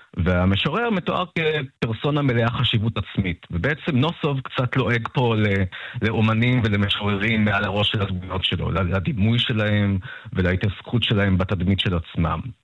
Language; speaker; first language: Hebrew; early bilingual, other home language; Russian